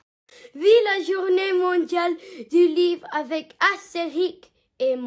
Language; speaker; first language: French; non-native, learner; English